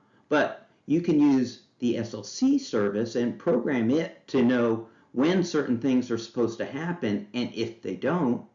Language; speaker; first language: English; native; English